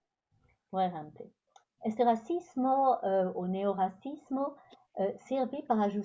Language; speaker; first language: Spanish; non-native, fluent; French